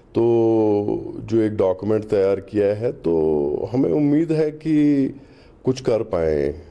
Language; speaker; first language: Hindi; non-native, local second language; Kashmiri